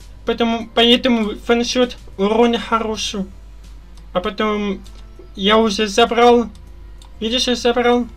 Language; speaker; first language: Russian; non-native, learner; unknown